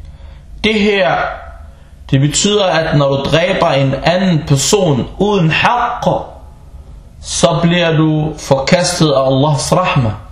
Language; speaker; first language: Danish; early bilingual, other home language; Arabic